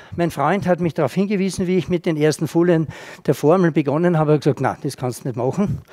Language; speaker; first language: German; native; German